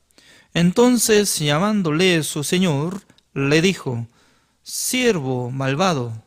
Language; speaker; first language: Spanish; non-native, learner; Korean